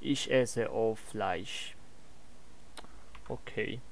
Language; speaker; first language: German; non-native, learner; Spanish